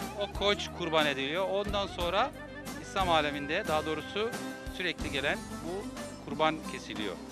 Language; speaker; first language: Turkish; native; Turkish